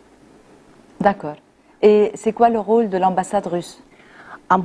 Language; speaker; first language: French; non-native, local second language; Arabic